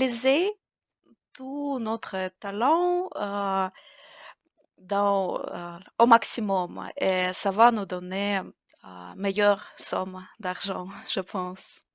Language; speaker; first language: French; non-native, learner; Russian